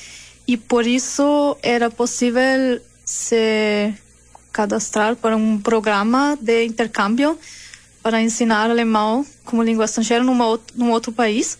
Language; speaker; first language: Portuguese; non-native, learner; German